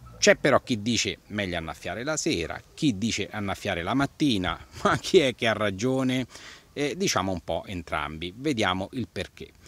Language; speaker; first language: Italian; native; Italian